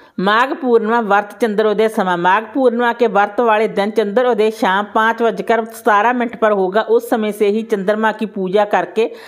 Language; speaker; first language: Hindi; native; Hindi